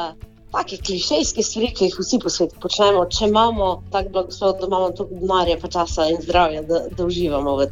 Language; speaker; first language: Slovenian; early bilingual, heritage; Slovenian